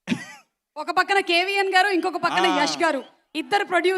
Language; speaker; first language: Telugu; native; Telugu